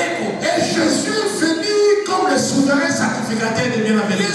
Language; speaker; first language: French; non-native, local second language; Lingala